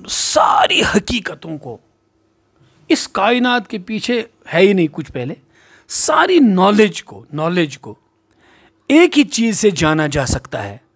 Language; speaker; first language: Urdu; non-native, local second language; Kashmiri